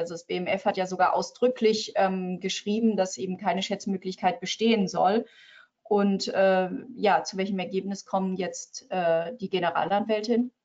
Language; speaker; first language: German; native; German